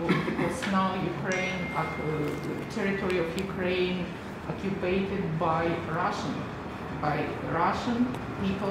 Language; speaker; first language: English; non-native, learner; Russian